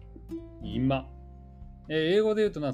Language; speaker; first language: Japanese; native; Japanese